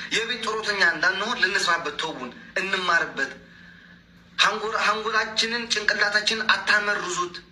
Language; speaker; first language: Amharic; native; Amharic